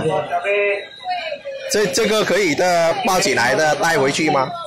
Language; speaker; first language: Chinese; non-native, fluent; Vietnamese